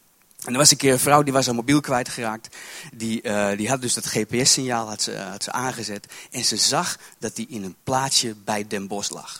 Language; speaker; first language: Dutch; native; Dutch